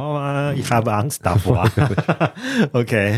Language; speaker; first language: German; non-native, learner; Chinese